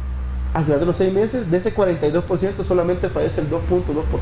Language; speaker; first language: Spanish; native; Spanish